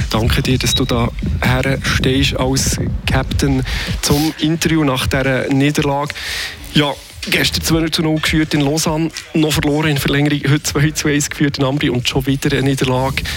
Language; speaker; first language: German; native; German